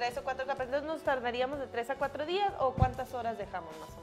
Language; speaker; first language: Spanish; native; Spanish